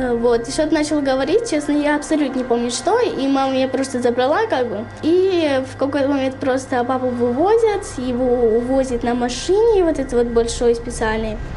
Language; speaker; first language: Russian; native; Russian